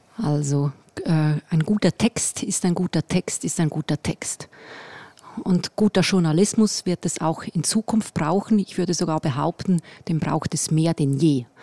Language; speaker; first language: German; native; German